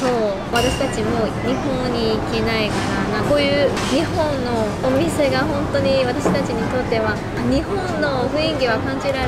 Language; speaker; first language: Japanese; non-native, fluent; Chinese